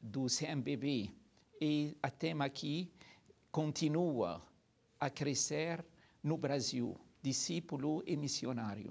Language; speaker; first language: Portuguese; non-native, fluent; Arabic